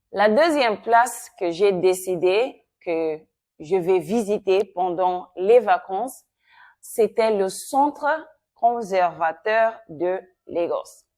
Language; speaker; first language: French; non-native, fluent; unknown